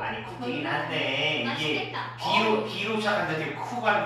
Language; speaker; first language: Korean; native; Korean